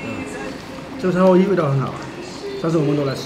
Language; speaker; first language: Chinese; native; Chinese